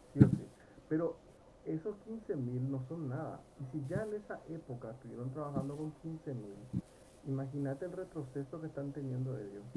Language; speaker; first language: Spanish; native; Spanish